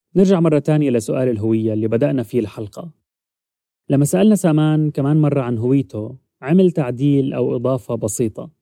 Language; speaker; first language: Arabic; native; Arabic